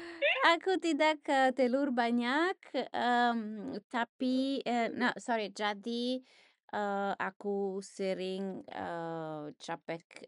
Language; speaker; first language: Indonesian; non-native, learner; English